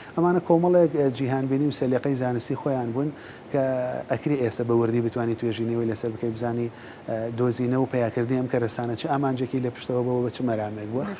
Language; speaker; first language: Central Kurdish; non-native, local second language; Gurani